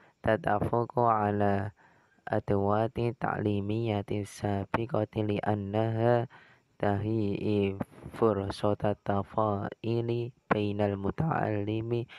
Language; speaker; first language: Arabic; non-native, learner; Indonesian